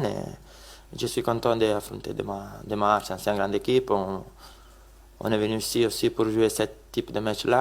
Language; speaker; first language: French; non-native, learner; Italian